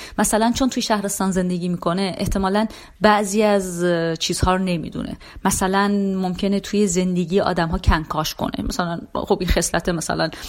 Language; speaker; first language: Persian; native; Persian